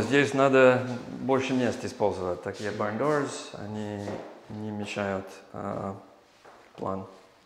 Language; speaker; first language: Russian; non-native, learner; English